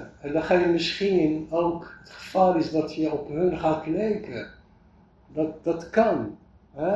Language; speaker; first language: Dutch; non-native, fluent; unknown